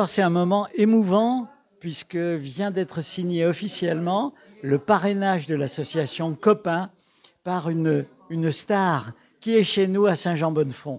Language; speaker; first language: French; native; French